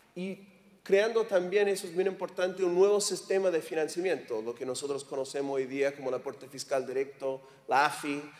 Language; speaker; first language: Spanish; non-native, fluent; English